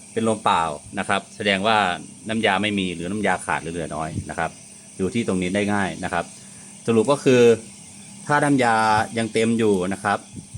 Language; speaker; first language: Thai; native; Thai